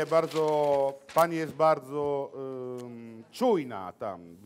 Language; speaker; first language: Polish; non-native, learner; Italian